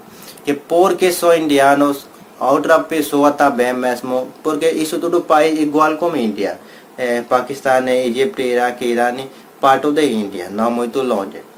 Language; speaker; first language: Portuguese; non-native, learner; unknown